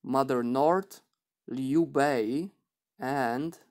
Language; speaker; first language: English; non-native, fluent; Polish